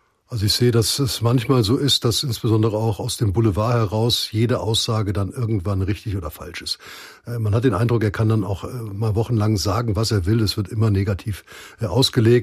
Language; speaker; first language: German; native; German